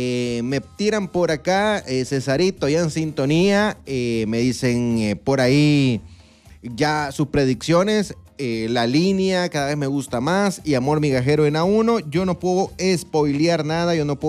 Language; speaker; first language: Spanish; native; Spanish